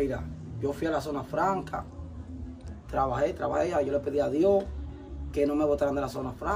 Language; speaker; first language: Spanish; native; Spanish